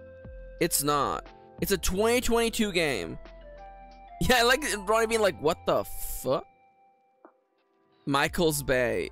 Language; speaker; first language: English; native; English